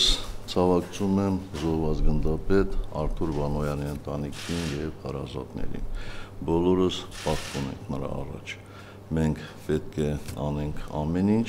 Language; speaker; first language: Armenian; native; Armenian